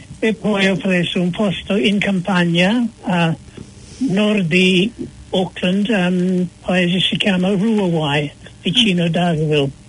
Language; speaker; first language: Italian; non-native, fluent; English